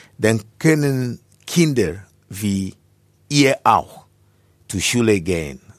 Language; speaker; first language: German; non-native, fluent; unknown